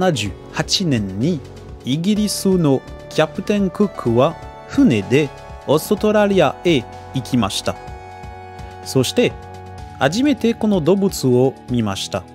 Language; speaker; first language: Japanese; non-native, learner; French